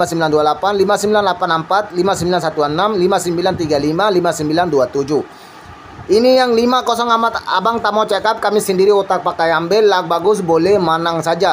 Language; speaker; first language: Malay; non-native, learner; Bangla